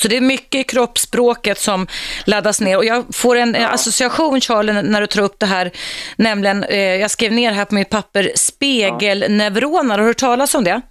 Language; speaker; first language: Swedish; native; Swedish